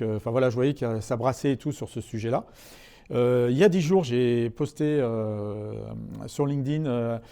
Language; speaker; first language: French; native; French